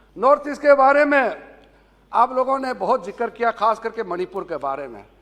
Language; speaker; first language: Hindi; non-native, local second language; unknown